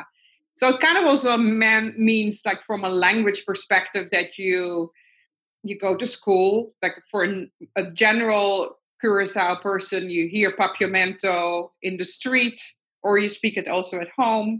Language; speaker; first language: English; non-native, fluent; Dutch